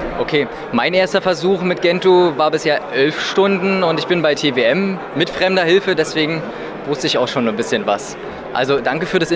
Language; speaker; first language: German; native; German